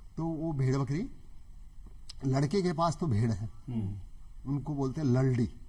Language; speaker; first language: Hindi; non-native, local second language; Marwari